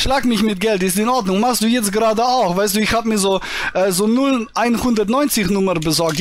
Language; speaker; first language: German; native; German